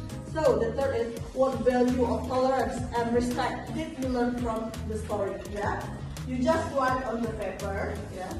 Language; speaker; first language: English; non-native, fluent; Indonesian